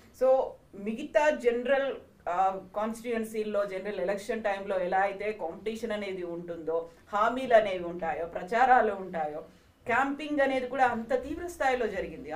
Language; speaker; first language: Telugu; native; Telugu